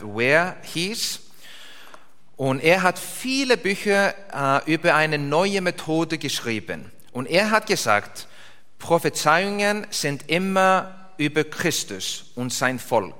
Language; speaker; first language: German; non-native, learner; Icelandic